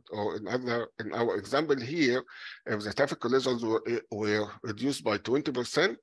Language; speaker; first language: English; non-native, fluent; Arabic